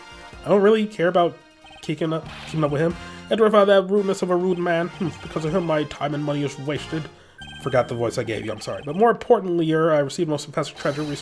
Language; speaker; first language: English; native; English